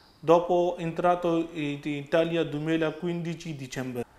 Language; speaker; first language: Italian; non-native, learner; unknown